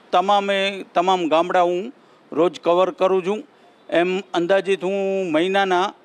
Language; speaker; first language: Gujarati; native; Gujarati